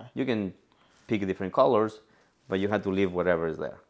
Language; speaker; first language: English; non-native, fluent; Spanish